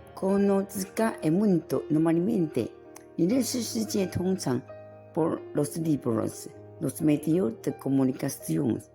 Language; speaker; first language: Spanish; non-native, fluent; Chinese